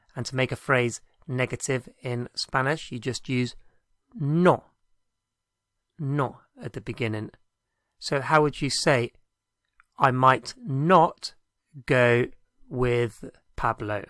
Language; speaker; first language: English; native; English